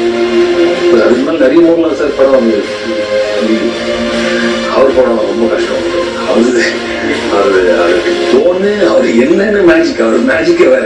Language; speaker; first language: Tamil; non-native, learner; Telugu